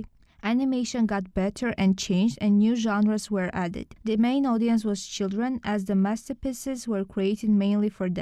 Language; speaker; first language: English; non-native, learner; Lithuanian